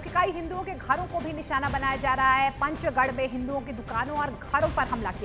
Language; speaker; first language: Hindi; native; Hindi